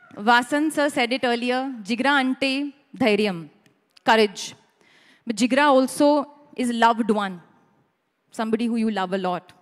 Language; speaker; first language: English; non-native, local second language; Hindi